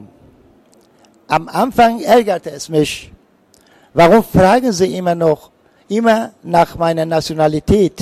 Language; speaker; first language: German; non-native, fluent; Persian